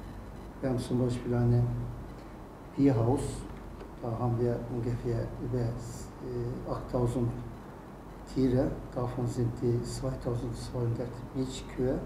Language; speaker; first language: German; non-native, learner; Turkish